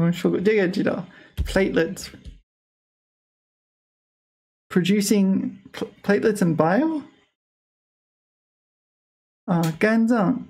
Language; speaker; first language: Chinese; non-native, learner; English